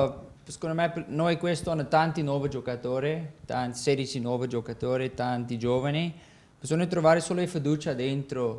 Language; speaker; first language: Italian; non-native, learner; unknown